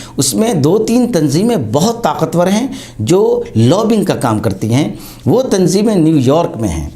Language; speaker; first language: Urdu; native; Urdu